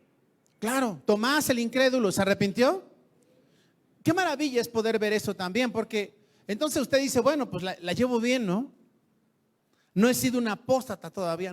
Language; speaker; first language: Spanish; native; Spanish